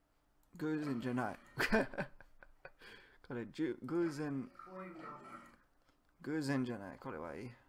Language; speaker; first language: Japanese; non-native, learner; English